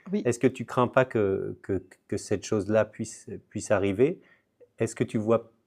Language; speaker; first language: French; native; French